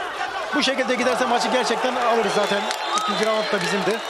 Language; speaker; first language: Turkish; native; Turkish